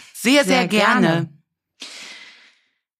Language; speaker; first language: German; native; German